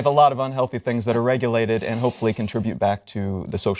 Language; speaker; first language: English; native; English